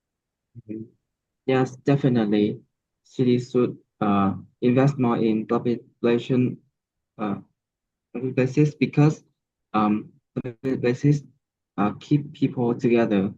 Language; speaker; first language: English; non-native, learner; Vietnamese